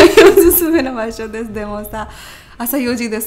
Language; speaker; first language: Japanese; non-native, learner; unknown